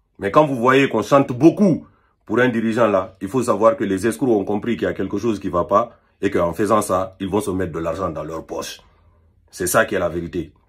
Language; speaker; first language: French; non-native, local second language; Fula